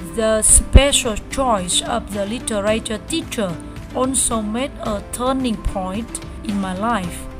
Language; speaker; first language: English; non-native, learner; Vietnamese